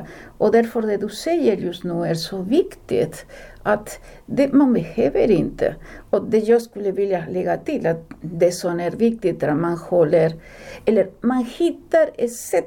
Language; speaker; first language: Swedish; non-native, fluent; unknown